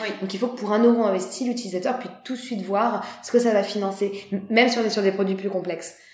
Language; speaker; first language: French; native; French